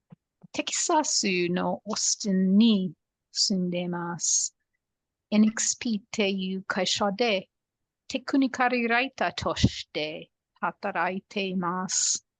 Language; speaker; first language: Japanese; non-native, learner; English